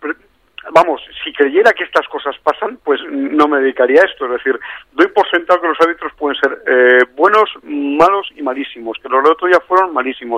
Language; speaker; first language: Spanish; native; Spanish